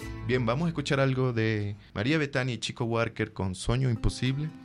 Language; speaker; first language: Spanish; native; Spanish